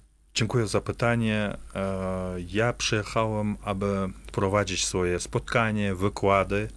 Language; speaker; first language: Polish; non-native, fluent; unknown